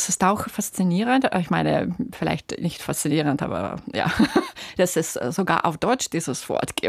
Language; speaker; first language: German; non-native, fluent; Russian